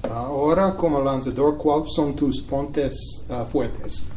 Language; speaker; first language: Spanish; non-native, learner; English